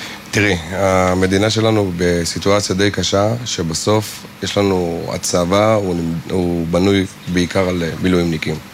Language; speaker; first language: Hebrew; native; Hebrew